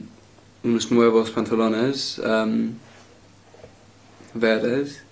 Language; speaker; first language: Spanish; non-native, learner; English